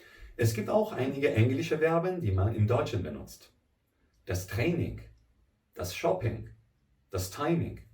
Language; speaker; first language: German; non-native, fluent; Persian